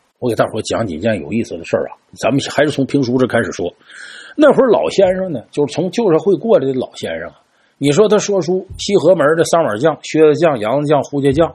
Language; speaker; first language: Chinese; native; Chinese